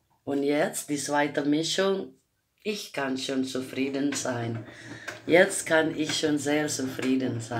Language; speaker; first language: German; non-native, learner; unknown